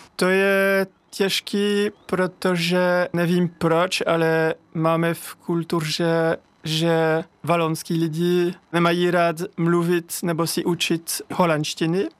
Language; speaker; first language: Czech; non-native, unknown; French